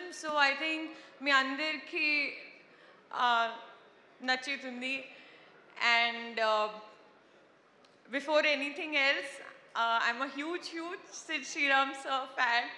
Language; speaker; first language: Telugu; non-native, learner; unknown